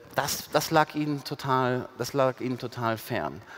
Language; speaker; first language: German; native; German